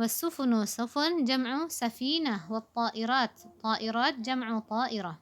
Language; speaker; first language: Arabic; non-native, fluent; Indonesian